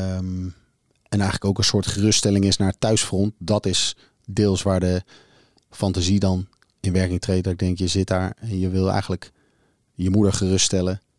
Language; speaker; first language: Dutch; native; Dutch